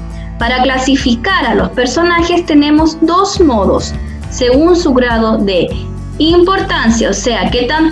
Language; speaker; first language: Spanish; native; Spanish